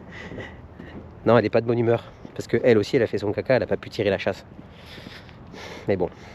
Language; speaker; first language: French; native; French